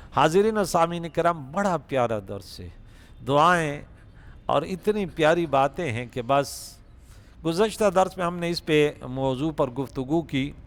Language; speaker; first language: Urdu; non-native, local second language; Pashto